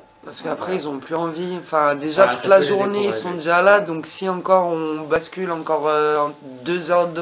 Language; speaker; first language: French; native; French